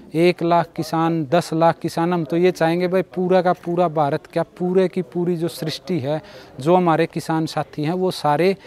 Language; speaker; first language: Hindi; native; Hindi